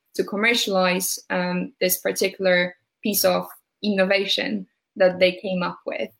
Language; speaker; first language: English; non-native, fluent; Polish